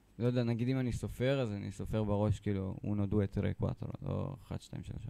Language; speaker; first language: Hebrew; early bilingual, other home language; Italian